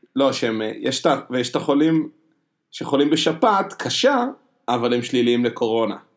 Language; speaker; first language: Hebrew; native; Hebrew